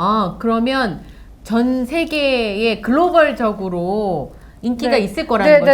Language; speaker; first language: Korean; native; Korean